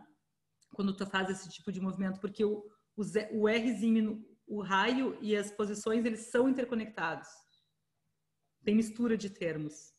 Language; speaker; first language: Portuguese; native; Portuguese